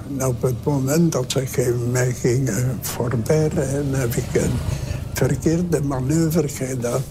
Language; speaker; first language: Dutch; early bilingual, other home language; Spanish